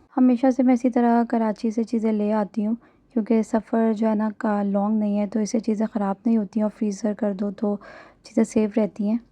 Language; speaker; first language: Urdu; native; Urdu